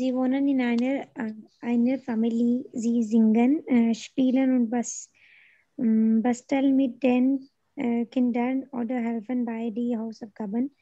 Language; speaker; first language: German; non-native, learner; Urdu